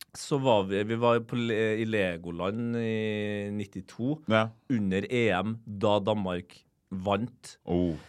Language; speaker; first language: Norwegian; native; Norwegian